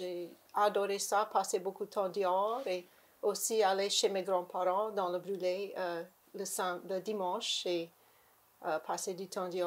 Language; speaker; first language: French; native; French